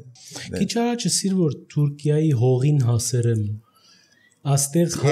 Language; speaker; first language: Armenian; early bilingual, heritage; Armenian